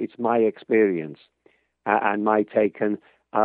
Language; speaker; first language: English; native; English